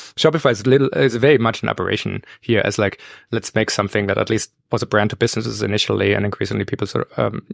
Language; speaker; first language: English; non-native, fluent; German